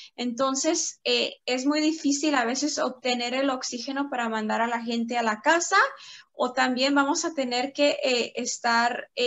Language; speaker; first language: Spanish; early bilingual, heritage; Spanish